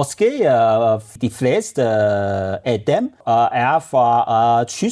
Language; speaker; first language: Danish; non-native, learner; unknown